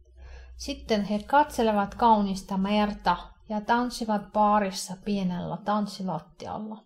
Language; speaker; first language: Finnish; non-native, fluent; Russian